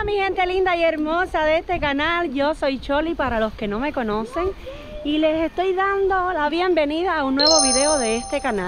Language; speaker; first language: Spanish; native; Spanish